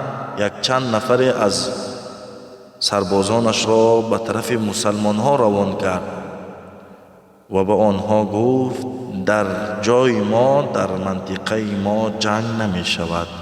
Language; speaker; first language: Persian; native; Persian